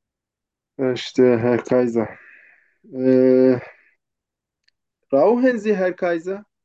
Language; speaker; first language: German; non-native, learner; Turkish